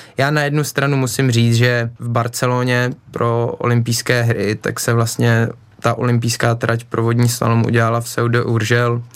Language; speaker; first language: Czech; native; Czech